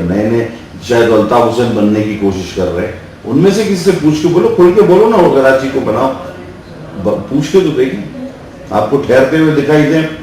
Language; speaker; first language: Urdu; non-native, local second language; Sindhi